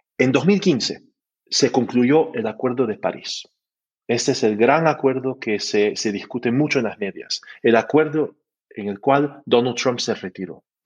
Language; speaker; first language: Spanish; early bilingual, heritage; Spanish